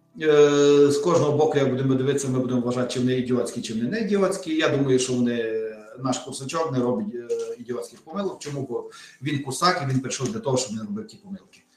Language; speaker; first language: Ukrainian; native; Ukrainian